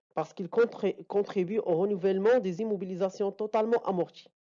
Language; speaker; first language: French; non-native, local second language; Arabic